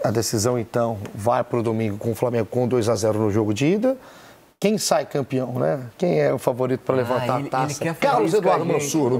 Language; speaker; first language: Portuguese; native; Portuguese